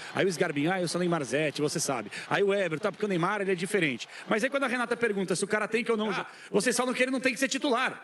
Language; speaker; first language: Portuguese; native; Portuguese